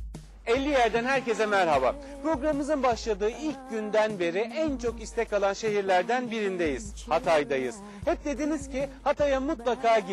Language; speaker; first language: Turkish; native; Turkish